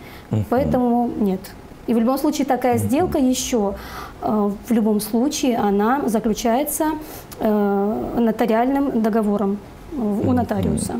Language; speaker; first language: Russian; native; Russian